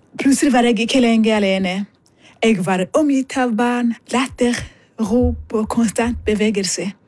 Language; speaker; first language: Norwegian; non-native, fluent; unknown